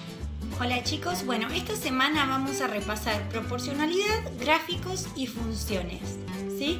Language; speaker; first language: Spanish; native; Spanish